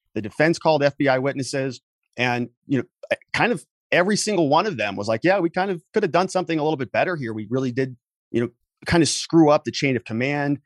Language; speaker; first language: English; native; English